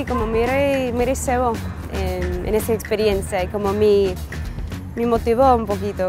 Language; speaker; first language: Spanish; non-native, fluent; English